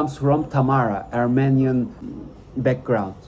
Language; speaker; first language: English; non-native, learner; Turkish